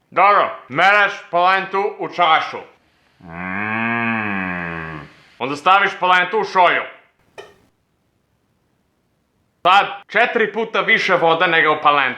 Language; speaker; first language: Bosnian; non-native, learner; English